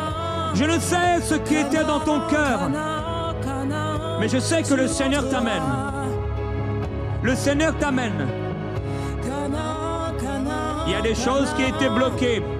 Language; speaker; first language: French; native; French